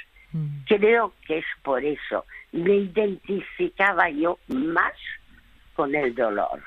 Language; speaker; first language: Spanish; early bilingual, other home language; French